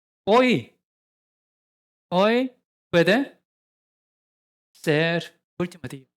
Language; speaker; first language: Spanish; non-native, learner; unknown